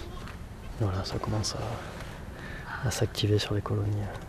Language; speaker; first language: French; native; French